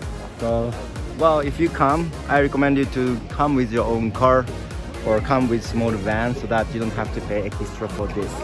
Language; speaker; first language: English; non-native, learner; Japanese